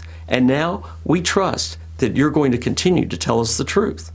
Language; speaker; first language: English; native; English